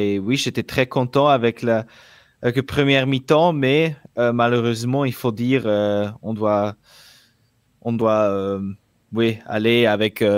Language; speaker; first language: French; non-native, local second language; German